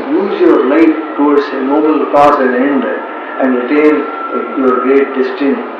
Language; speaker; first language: English; non-native, local second language; Hindi